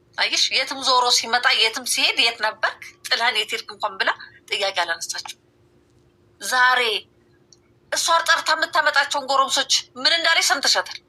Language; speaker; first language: Amharic; native; Amharic